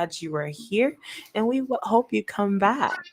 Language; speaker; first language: English; native; English